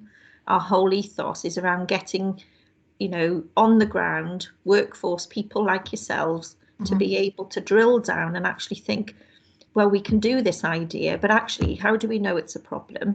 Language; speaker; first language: English; native; English